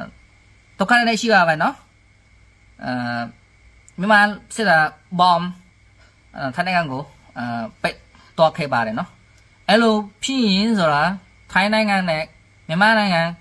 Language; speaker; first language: Burmese; non-native, learner; Khmer